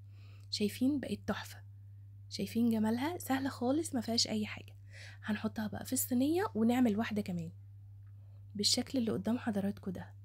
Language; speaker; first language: Arabic; native; Arabic